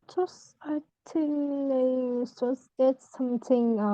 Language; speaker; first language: English; non-native, learner; Vietnamese